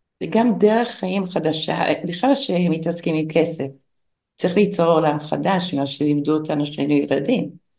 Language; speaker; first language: Hebrew; non-native, fluent; English